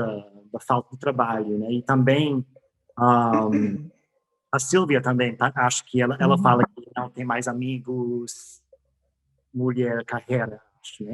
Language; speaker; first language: Portuguese; non-native, fluent; English